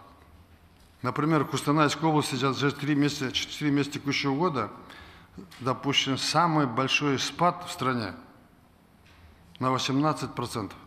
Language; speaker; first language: Russian; non-native, local second language; Kazakh